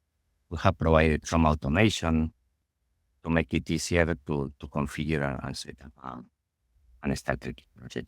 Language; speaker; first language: English; non-native, fluent; Spanish